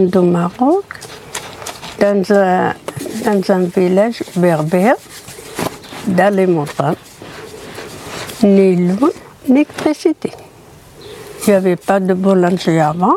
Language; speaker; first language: French; non-native, local second language; Berber languages